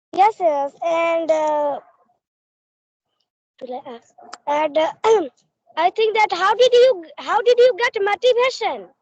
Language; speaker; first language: English; non-native, learner; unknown